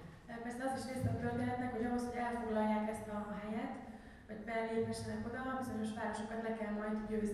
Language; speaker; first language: Hungarian; native; Hungarian